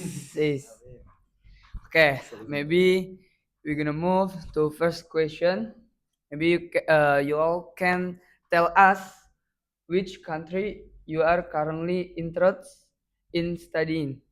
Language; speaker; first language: English; non-native, learner; Indonesian